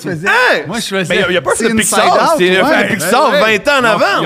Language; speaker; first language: French; native; French